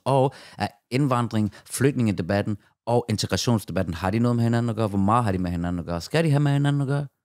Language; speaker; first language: Danish; early bilingual, other home language; Persian